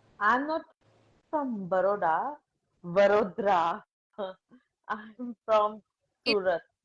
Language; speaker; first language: Hindi; non-native, local second language; Marathi